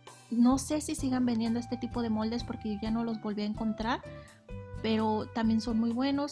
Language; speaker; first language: Spanish; native; Spanish